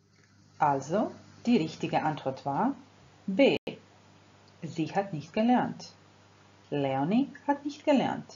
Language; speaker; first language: German; non-native, fluent; Croatian